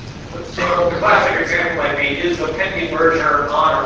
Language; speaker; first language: English; native; English